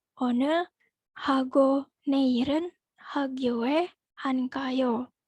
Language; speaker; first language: Korean; non-native, learner; Indonesian